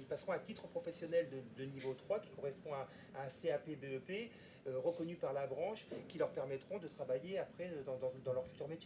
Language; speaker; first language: French; native; French